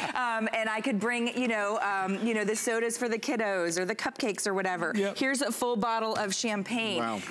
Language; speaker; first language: English; native; English